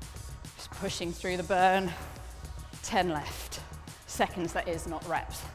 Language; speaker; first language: English; native; English